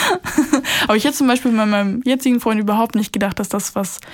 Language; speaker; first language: German; native; German